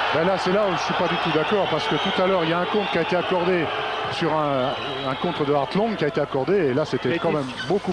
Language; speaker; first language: French; native; French